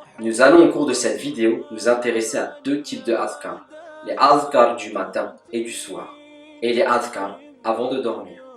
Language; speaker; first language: French; native; French